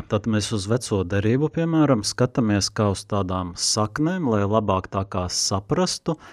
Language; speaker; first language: Latvian; native; Latvian